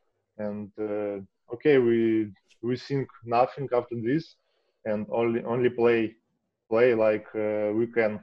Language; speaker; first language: English; non-native, learner; Russian